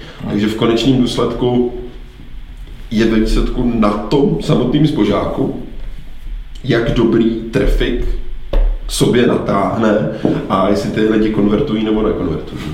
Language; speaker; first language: Czech; native; Czech